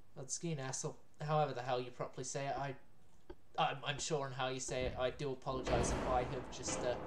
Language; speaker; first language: English; native; English